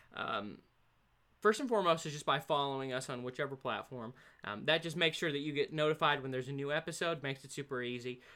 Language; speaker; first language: English; native; English